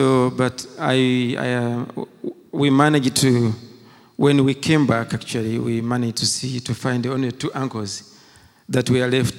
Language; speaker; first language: English; non-native, local second language; Kinyarwanda